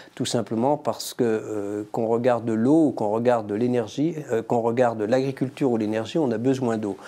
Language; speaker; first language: French; native; French